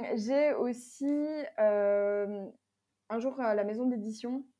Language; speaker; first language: French; native; French